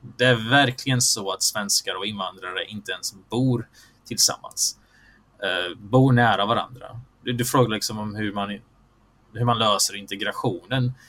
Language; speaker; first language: Swedish; early bilingual, other home language; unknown